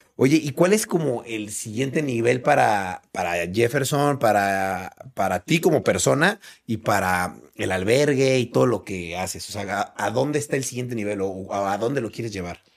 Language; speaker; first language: Spanish; native; Spanish